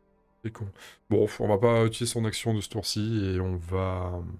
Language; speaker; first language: French; native; French